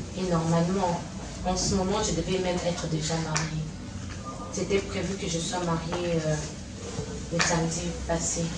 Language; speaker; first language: French; non-native, local second language; Lingala